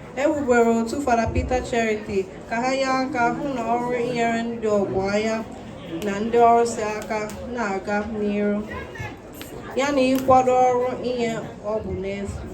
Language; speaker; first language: Igbo; early bilingual, heritage; Igbo